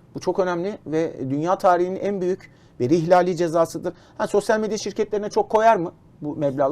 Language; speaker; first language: Turkish; native; Turkish